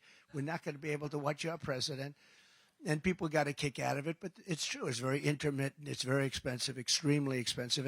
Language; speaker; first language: English; native; English